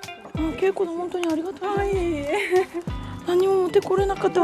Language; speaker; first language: Japanese; non-native, fluent; Korean